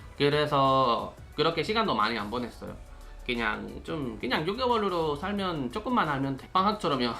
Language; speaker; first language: Korean; non-native, learner; Spanish